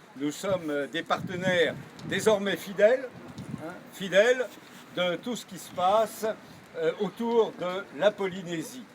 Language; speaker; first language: French; native; French